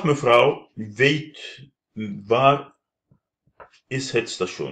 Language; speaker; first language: Dutch; non-native, fluent; Turkish